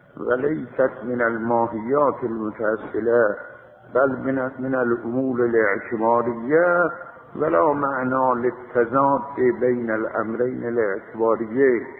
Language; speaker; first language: Arabic; non-native, fluent; Azerbaijani